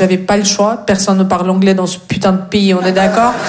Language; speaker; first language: French; non-native, fluent; Russian